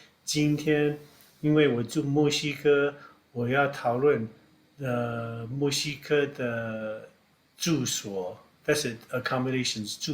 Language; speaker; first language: Chinese; non-native, fluent; English